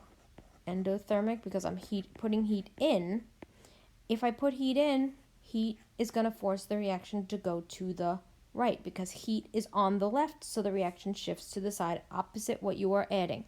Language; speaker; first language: English; native; English